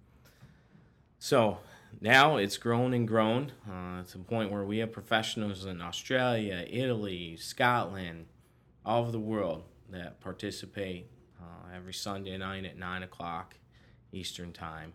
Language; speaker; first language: English; native; English